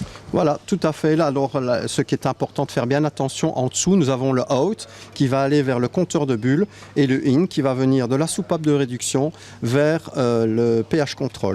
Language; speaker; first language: French; native; French